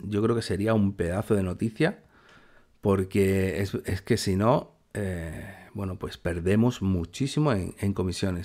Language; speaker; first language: Spanish; native; Spanish